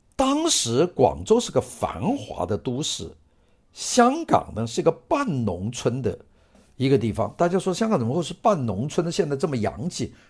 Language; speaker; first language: Chinese; non-native, local second language; Cantonese